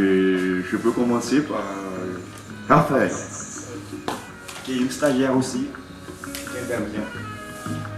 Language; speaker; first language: French; non-native, local second language; Malagasy